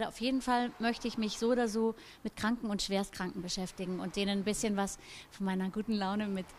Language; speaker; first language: German; native; German